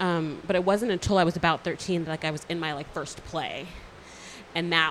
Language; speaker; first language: English; native; English